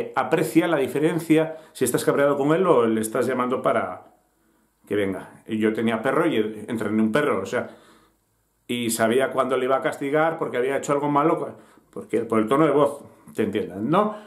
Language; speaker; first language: Spanish; native; Spanish